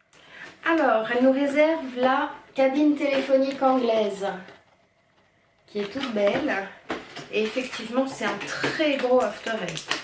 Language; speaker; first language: French; native; French